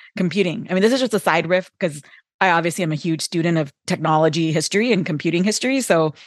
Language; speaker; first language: English; native; English